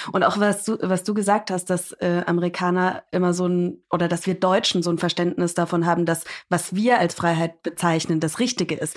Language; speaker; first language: German; early bilingual, other home language; English